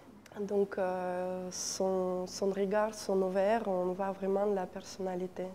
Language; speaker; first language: French; non-native, fluent; Russian